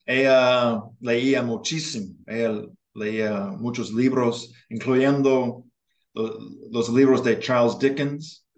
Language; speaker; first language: Spanish; non-native, learner; English